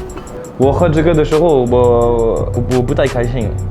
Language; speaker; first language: Chinese; non-native, learner; French